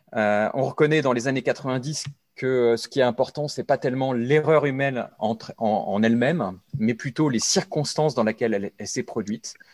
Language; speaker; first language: French; native; French